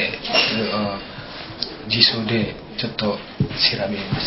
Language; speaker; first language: Japanese; non-native, learner; Indonesian